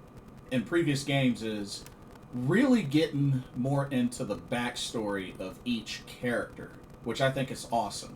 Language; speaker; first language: English; native; English